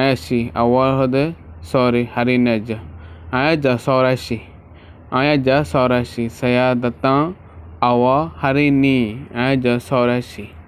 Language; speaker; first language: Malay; non-native, learner; Rohingya